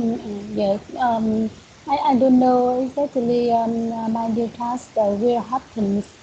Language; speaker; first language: English; non-native, learner; Vietnamese